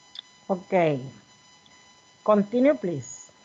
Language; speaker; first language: English; non-native, learner; Spanish